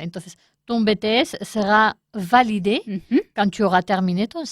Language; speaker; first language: French; non-native, learner; Spanish